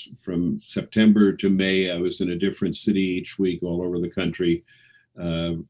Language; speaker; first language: English; native; English